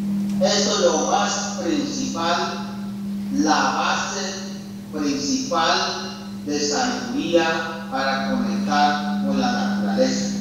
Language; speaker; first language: Spanish; non-native, local second language; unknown